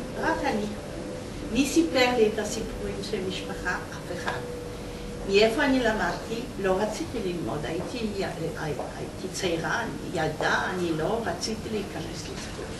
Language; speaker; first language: Hebrew; non-native, fluent; Polish